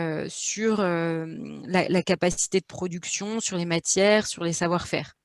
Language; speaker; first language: French; native; French